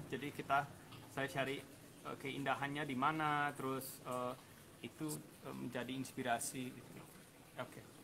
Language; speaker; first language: Indonesian; non-native, fluent; English